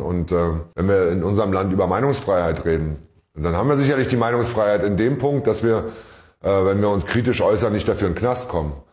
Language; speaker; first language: German; native; German